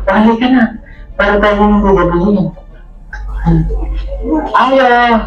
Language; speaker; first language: Filipino; non-native, local second language; Cebuano